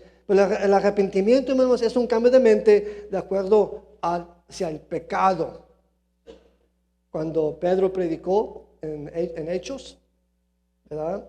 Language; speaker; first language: Spanish; early bilingual, heritage; Spanish